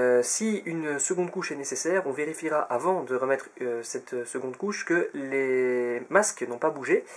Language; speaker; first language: French; native; French